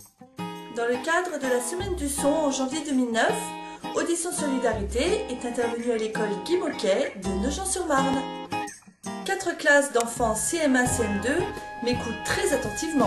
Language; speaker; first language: French; native; French